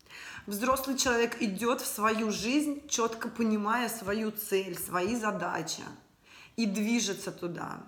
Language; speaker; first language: Russian; native; Russian